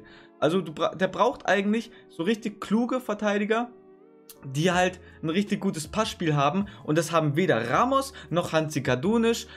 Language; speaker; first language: German; native; German